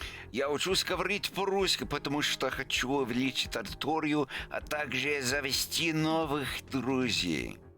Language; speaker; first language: Russian; non-native, learner; English